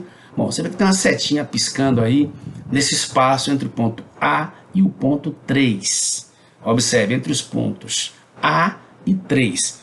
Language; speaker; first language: Portuguese; native; Portuguese